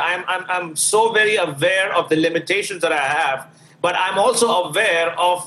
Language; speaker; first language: English; non-native, local second language; Malayalam